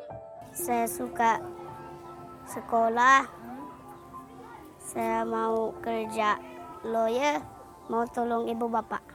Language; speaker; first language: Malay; non-native, local second language; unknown